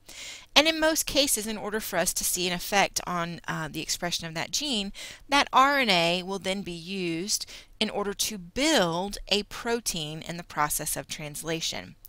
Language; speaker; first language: English; native; English